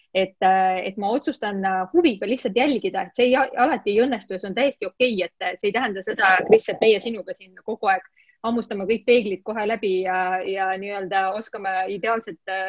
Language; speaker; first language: Estonian; non-native, local second language; Russian